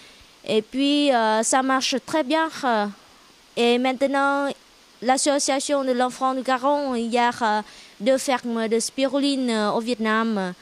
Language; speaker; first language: French; non-native, learner; Vietnamese